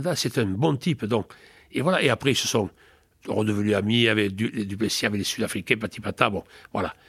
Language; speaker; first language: French; native; French